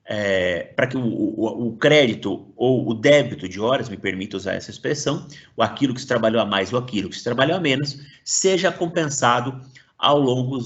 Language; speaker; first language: Portuguese; native; Portuguese